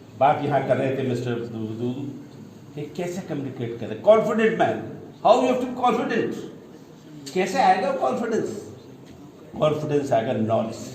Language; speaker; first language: Urdu; native; Urdu